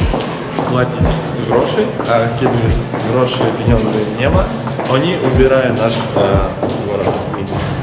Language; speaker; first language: Polish; non-native, learner; Russian